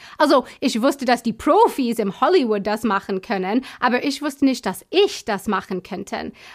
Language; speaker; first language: German; non-native, fluent; English